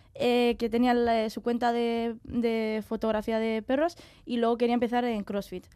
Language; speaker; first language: Spanish; native; Spanish